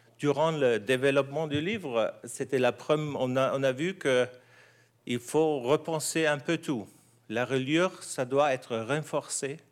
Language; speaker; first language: French; non-native, fluent; German